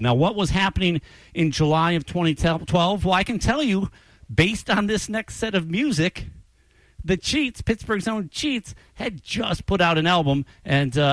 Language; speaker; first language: English; native; English